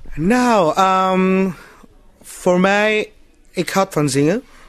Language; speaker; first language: Dutch; non-native, learner; Indonesian